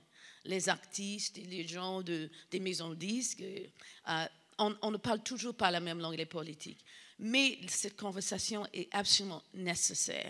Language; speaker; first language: French; non-native, fluent; English